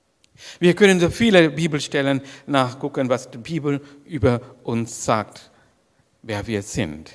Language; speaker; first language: German; non-native, learner; Sinhala